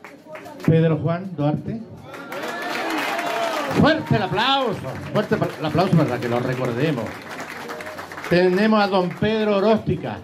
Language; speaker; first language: Spanish; native; Spanish